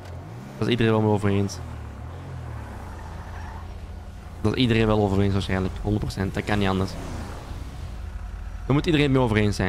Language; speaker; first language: Dutch; native; Dutch